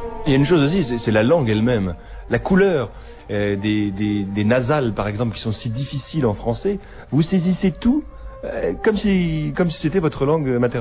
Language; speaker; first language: French; native; French